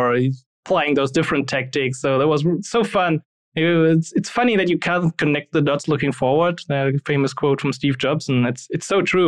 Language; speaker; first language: English; non-native, fluent; German